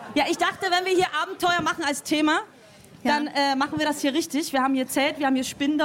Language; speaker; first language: German; native; German